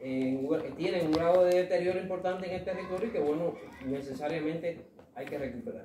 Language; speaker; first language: Spanish; native; Spanish